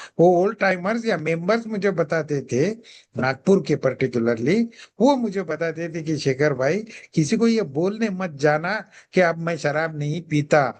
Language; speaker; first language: Hindi; non-native, local second language; Marathi